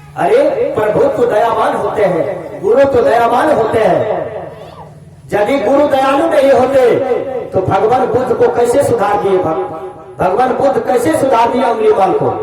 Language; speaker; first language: Hindi; native; Hindi